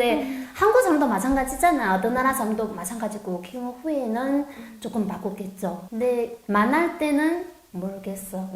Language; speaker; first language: Korean; non-native, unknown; Chinese